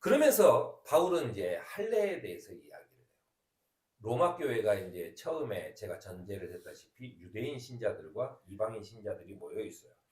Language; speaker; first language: Korean; native; Korean